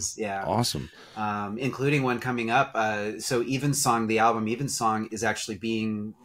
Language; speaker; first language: English; native; English